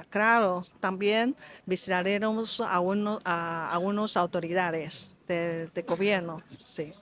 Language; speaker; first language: Spanish; non-native, local second language; Chinese